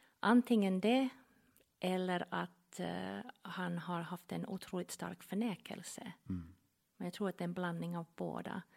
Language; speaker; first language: Swedish; non-native, fluent; English